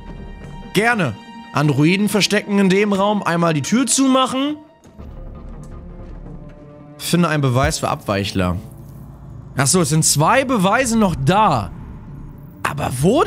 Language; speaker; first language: German; native; German